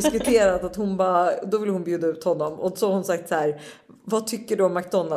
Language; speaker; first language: Swedish; native; Swedish